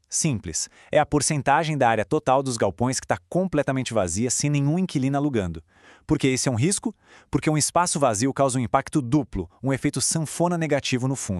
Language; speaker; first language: Portuguese; native; Portuguese